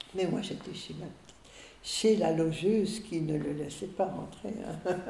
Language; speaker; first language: French; early bilingual, other home language; Hungarian